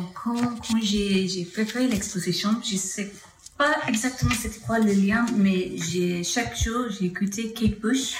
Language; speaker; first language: French; non-native, fluent; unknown